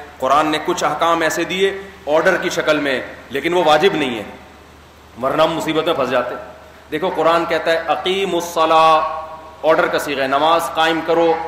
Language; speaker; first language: Urdu; native; Urdu